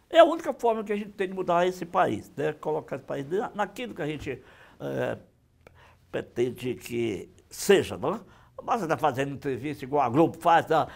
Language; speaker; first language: Portuguese; native; Portuguese